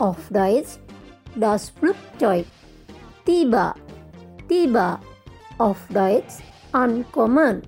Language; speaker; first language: German; non-native, fluent; Indonesian